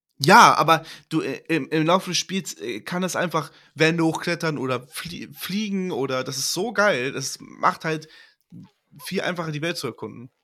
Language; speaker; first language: German; native; German